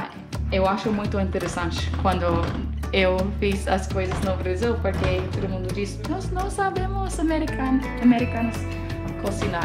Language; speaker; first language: Portuguese; non-native, learner; English